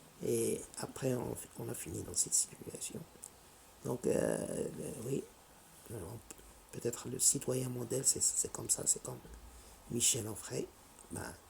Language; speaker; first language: French; non-native, local second language; Arabic